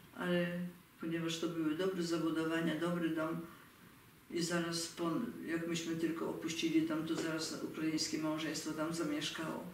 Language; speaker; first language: Polish; native; Polish